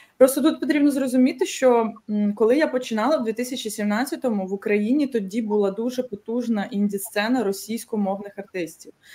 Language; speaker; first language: Ukrainian; native; Ukrainian